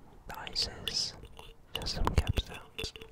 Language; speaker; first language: English; native; English